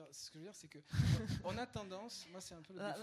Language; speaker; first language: French; native; French